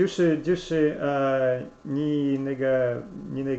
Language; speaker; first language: Chinese; non-native, learner; Russian